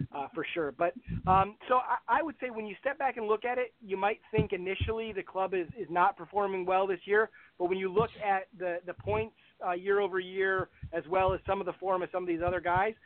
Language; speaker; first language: English; native; English